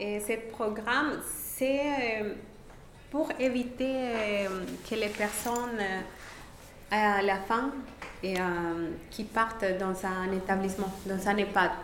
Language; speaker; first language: French; non-native, fluent; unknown